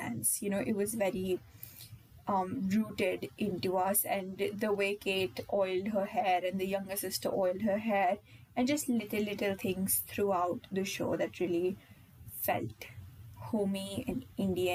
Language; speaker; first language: English; non-native, local second language; Hindi